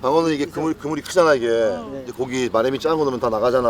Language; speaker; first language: Korean; native; Korean